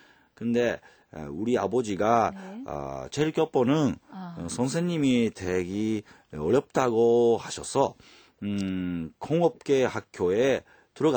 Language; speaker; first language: Korean; non-native, fluent; Japanese